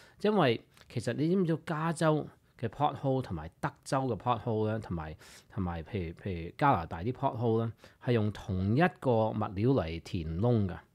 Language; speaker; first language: Cantonese; early bilingual, heritage; Cantonese